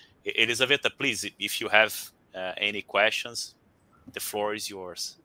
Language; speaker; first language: English; non-native, fluent; Portuguese